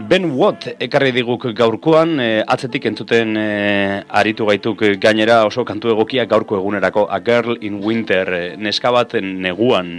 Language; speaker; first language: Basque; native; Basque